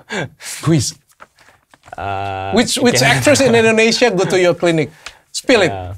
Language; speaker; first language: English; non-native, learner; Indonesian